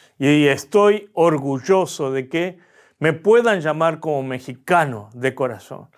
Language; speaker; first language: Spanish; early bilingual, other home language; Korean